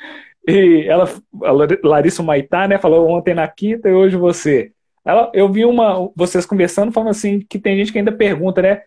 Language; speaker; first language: Portuguese; native; Portuguese